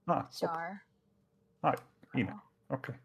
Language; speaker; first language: Japanese; non-native, fluent; Danish